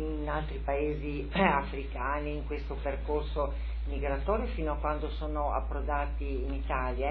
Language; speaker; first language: Italian; native; Italian